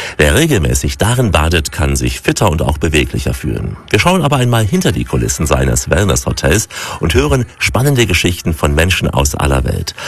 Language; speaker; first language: German; native; German